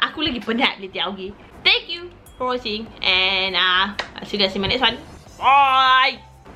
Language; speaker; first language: English; non-native, local second language; Malay